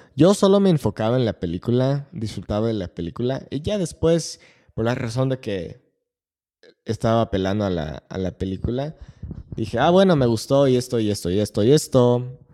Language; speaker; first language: Spanish; non-native, fluent; English